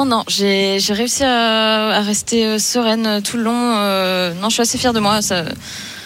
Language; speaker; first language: French; native; French